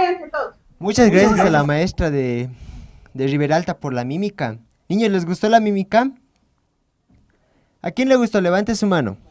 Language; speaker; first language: Spanish; native; Spanish